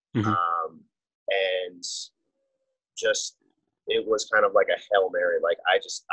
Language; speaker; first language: English; native; English